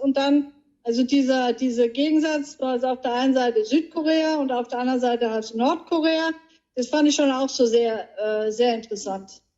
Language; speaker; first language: German; native; German